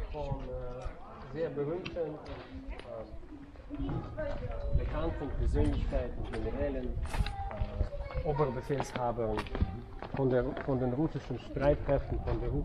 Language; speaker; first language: German; non-native, fluent; Romanian